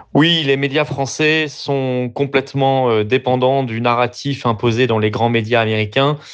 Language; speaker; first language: French; native; French